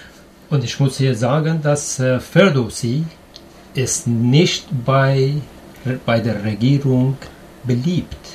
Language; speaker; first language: German; non-native, learner; Persian